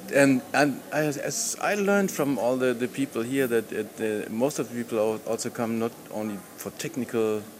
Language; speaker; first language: English; non-native, fluent; German